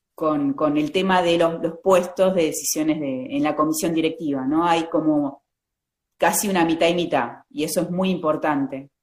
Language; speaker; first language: Spanish; native; Spanish